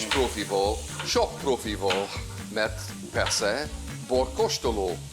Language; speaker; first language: Hungarian; non-native, fluent; English